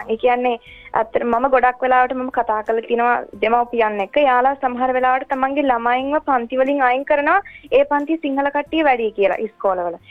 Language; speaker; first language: Sinhala; early bilingual, heritage; Sinhala